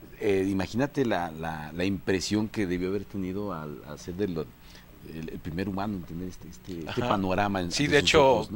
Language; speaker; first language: Spanish; native; Spanish